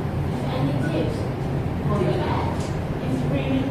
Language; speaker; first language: English; non-native, learner; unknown